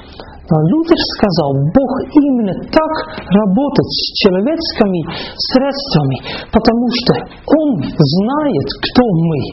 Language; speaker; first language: Russian; non-native, fluent; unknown